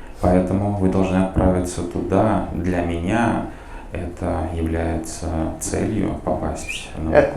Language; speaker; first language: Russian; native; Russian